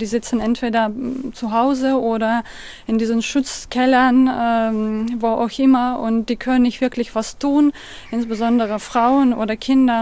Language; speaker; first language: German; non-native, fluent; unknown